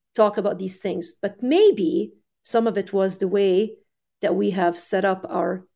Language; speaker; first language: English; early bilingual, other home language; Arabic